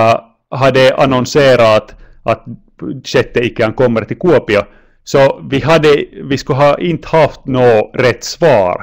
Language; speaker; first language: Swedish; non-native, local second language; Finnish